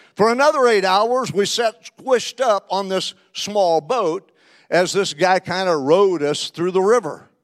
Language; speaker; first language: English; native; English